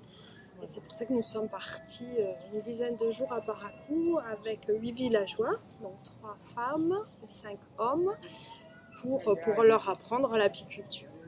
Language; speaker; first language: French; native; French